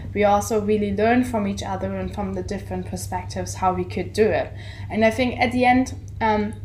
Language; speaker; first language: English; non-native, fluent; German